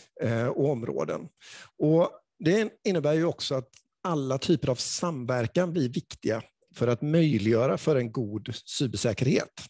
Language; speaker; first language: Swedish; native; Swedish